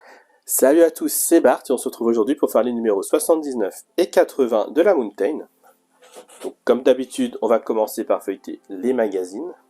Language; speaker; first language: French; native; French